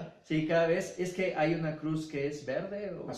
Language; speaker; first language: Spanish; native; Spanish